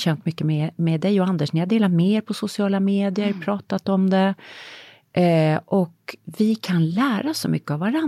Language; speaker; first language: Swedish; native; Swedish